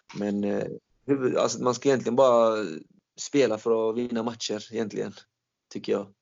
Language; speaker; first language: Swedish; early bilingual, other home language; Turkish